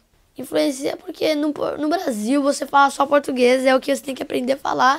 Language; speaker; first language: Portuguese; early bilingual, heritage; Portuguese